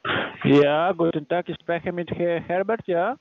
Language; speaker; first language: German; non-native, learner; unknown